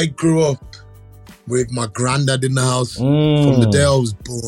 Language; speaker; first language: English; native; English